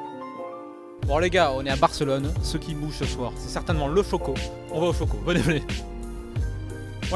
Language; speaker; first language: French; native; French